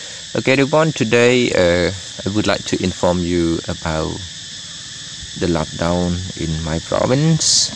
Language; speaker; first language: English; non-native, learner; Khmer